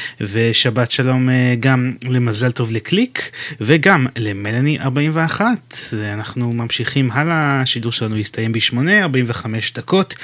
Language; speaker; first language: Hebrew; native; Hebrew